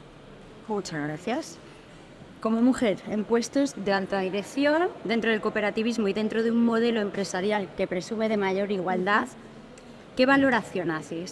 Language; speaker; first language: Spanish; native; Spanish